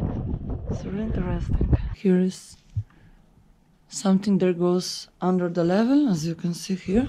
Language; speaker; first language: English; non-native, fluent; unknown